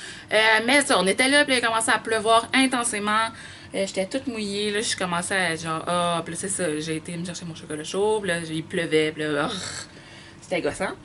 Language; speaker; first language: French; native; French